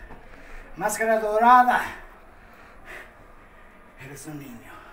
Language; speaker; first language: Spanish; non-native, fluent; English